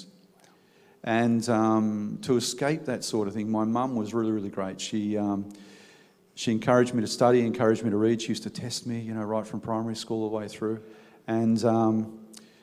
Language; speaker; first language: English; native; English